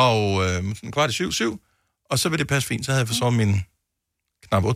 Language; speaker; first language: Danish; native; Danish